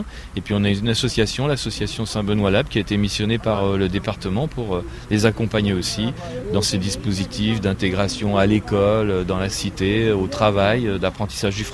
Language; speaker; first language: French; native; French